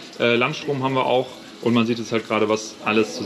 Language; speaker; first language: German; native; German